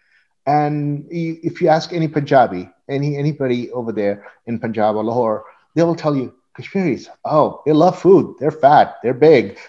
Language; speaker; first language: English; non-native, local second language; Urdu